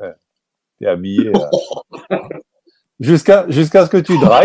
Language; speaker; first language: French; native; French